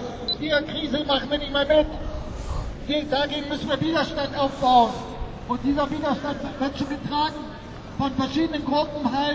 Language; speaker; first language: German; native; German